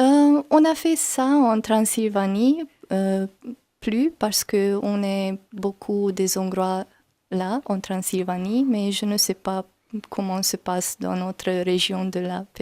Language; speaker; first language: French; non-native, learner; Hungarian